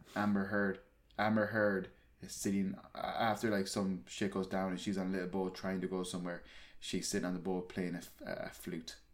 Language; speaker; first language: English; native; English